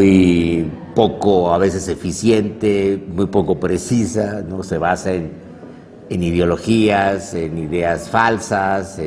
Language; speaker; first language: Spanish; native; Spanish